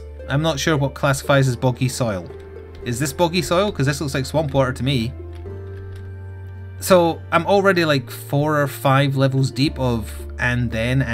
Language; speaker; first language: English; native; English